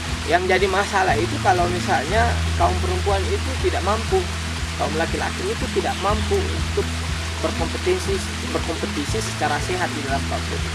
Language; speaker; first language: Indonesian; native; Indonesian